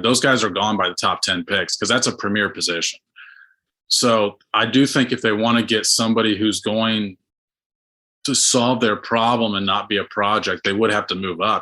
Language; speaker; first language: English; native; English